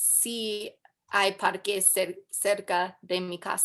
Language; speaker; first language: Spanish; non-native, learner; English